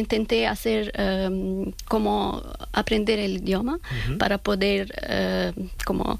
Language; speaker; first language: Spanish; non-native, learner; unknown